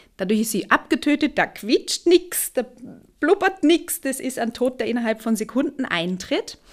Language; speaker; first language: German; native; German